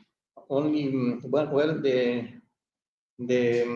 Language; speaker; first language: English; non-native, learner; Spanish